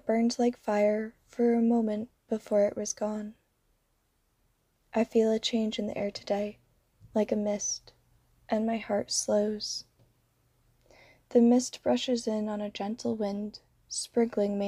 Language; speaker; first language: English; native; English